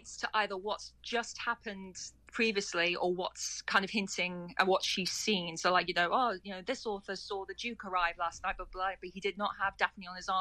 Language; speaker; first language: English; native; English